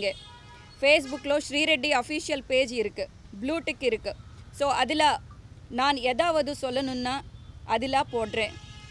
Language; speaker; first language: Tamil; non-native, learner; Telugu